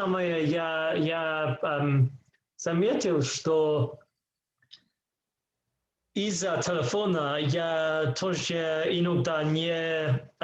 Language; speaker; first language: Russian; non-native, learner; English